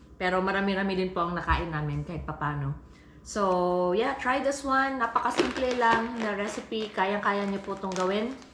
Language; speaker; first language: Filipino; non-native, local second language; Cebuano